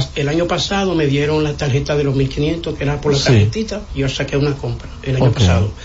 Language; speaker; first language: Spanish; native; Spanish